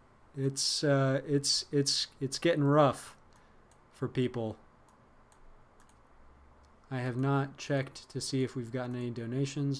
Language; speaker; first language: English; native; English